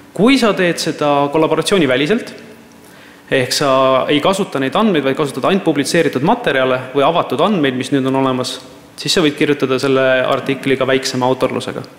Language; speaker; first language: Estonian; native; Estonian